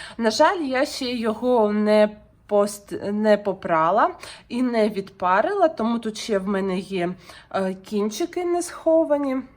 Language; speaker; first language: Ukrainian; non-native, local second language; Russian